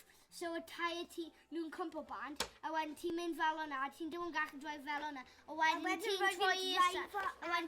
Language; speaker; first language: Welsh; non-native, local second language; English